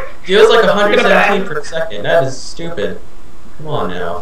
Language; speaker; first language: English; native; English